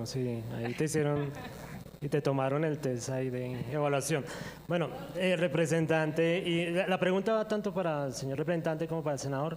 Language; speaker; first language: Spanish; native; Spanish